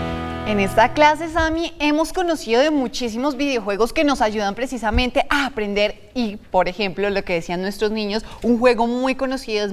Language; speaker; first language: Spanish; native; Spanish